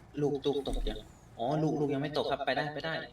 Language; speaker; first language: Thai; native; Thai